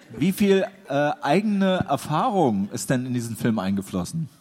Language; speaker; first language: German; native; German